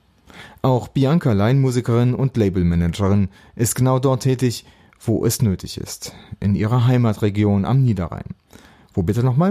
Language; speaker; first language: German; native; German